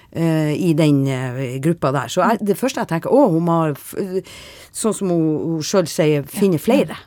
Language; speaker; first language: Norwegian; native; Norwegian